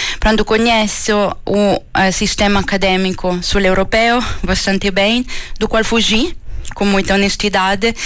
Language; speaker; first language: Portuguese; non-native, fluent; Italian